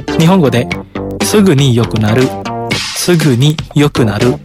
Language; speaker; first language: Japanese; non-native, fluent; Indonesian